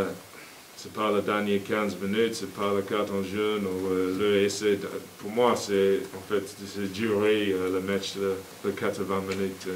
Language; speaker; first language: French; non-native, learner; English